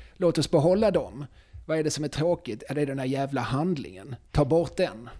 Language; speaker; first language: Swedish; native; Swedish